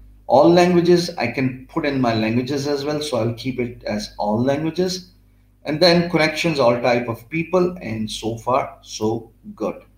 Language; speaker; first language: English; non-native, local second language; Urdu